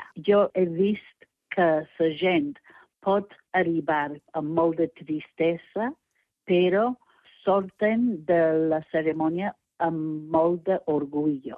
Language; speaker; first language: Catalan; non-native, fluent; English